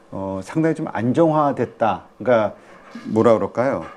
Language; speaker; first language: Korean; native; Korean